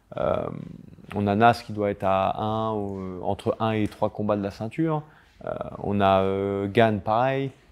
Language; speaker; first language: French; native; French